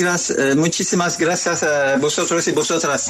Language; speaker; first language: Spanish; non-native, learner; French